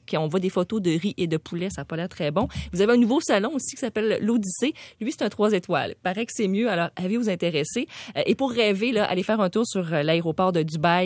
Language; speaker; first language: French; native; French